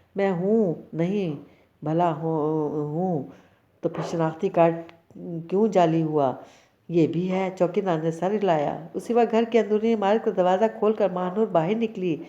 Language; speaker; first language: Urdu; native; Urdu